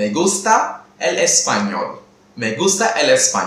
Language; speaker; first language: Spanish; non-native, fluent; Tamil